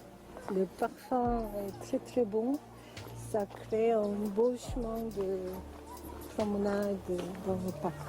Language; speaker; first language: French; non-native, learner; Korean